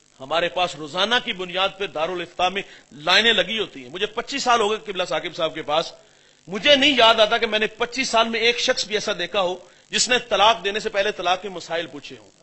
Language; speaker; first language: Urdu; non-native, local second language; Punjabi